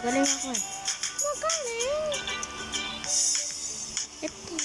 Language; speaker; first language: Filipino; native; Filipino